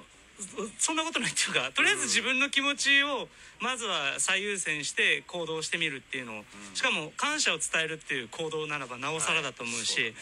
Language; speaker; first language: Japanese; native; Japanese